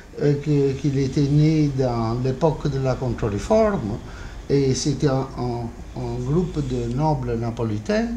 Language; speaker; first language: French; non-native, fluent; Italian